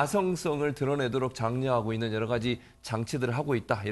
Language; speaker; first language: Korean; native; Korean